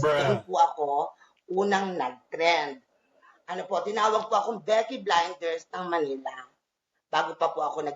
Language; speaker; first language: Filipino; native; Filipino